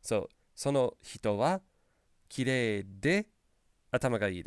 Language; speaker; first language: Japanese; non-native, fluent; English